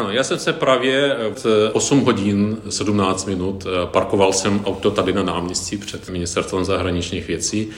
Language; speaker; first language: Czech; non-native, fluent; Ukrainian